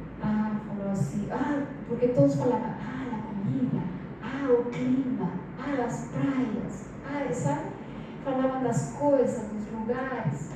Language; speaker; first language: Portuguese; non-native, fluent; Spanish